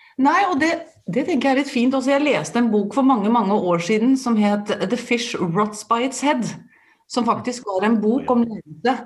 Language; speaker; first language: Norwegian; native; Norwegian